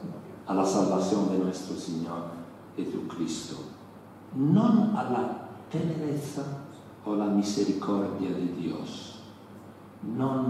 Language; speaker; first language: Spanish; non-native, learner; Italian